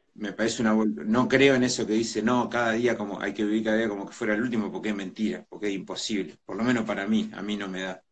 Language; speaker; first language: Spanish; native; Spanish